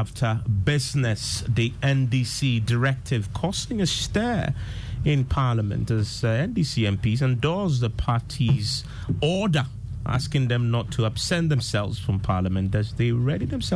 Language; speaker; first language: English; non-native, local second language; Akan